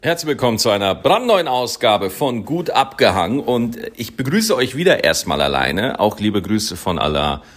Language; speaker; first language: German; native; German